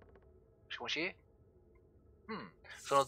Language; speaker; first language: Japanese; non-native, learner; French